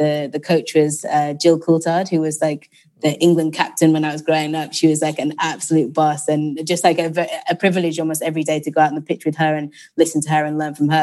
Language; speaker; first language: English; native; English